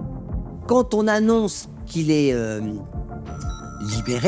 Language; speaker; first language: French; native; French